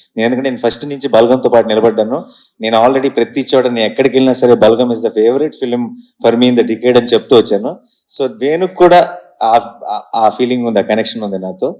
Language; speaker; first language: Telugu; native; Telugu